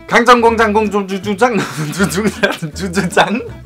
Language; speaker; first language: Korean; non-native, learner; English